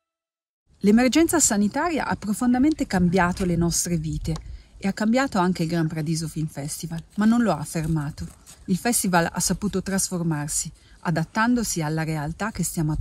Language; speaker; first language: Italian; native; Italian